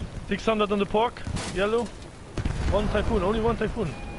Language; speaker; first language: English; non-native, learner; German